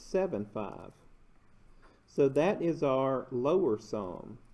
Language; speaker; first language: English; native; English